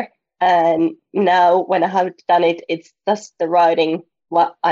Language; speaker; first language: English; non-native, fluent; Finnish